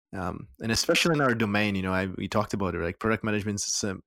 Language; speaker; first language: English; non-native, fluent; Czech